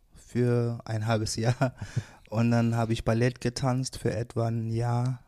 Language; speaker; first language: German; native; German